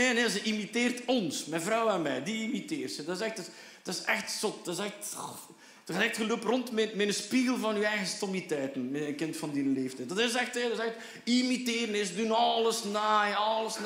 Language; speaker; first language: Dutch; native; Dutch